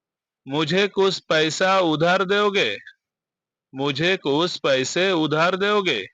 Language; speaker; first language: Hindi; non-native, fluent; Bangla